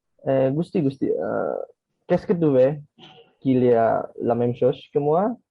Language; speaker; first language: French; non-native, learner; Indonesian